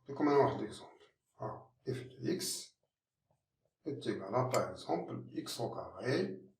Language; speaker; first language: French; non-native, local second language; Arabic